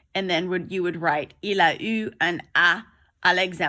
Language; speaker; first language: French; non-native, fluent; English